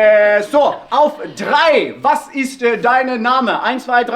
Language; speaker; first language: German; non-native, learner; Norwegian